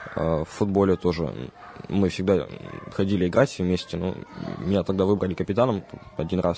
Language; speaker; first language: Russian; native; Russian